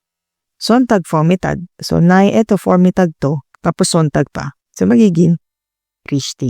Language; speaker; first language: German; non-native, learner; Filipino